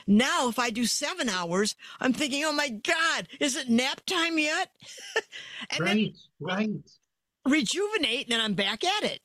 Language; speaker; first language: English; native; English